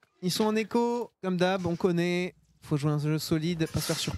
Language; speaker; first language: French; native; French